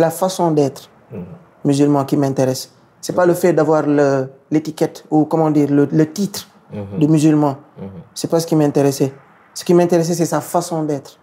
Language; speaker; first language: French; non-native, local second language; Wolof